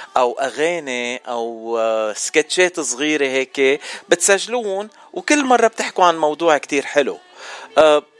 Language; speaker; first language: Arabic; non-native, local second language; Armenian